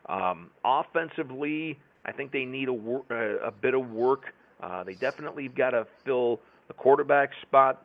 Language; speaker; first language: English; native; English